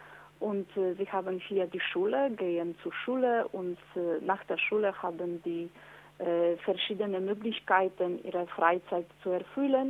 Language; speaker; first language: German; non-native, fluent; Polish